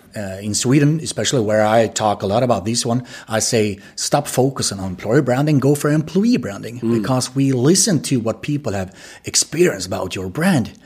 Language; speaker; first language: English; non-native, fluent; Swedish